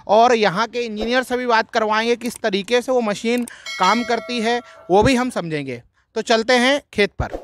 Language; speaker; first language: Hindi; native; Hindi